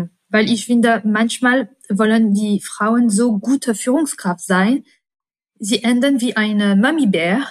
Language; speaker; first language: German; non-native, fluent; French